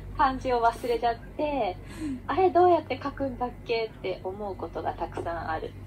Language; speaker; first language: Japanese; native; Japanese